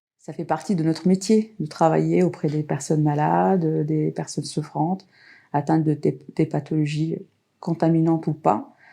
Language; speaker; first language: French; non-native, local second language; Arabic